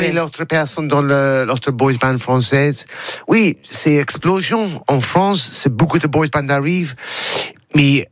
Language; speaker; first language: French; non-native, learner; English